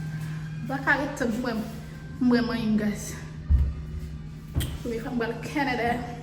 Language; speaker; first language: English; non-native, learner; Haitian Creole